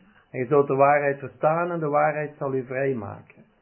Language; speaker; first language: Dutch; native; Dutch